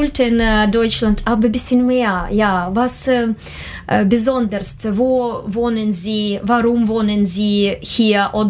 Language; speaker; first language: German; non-native, learner; Russian